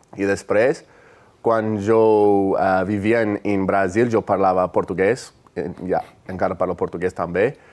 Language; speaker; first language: Catalan; non-native, learner; English